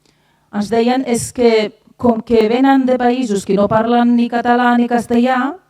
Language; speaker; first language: Catalan; non-native, fluent; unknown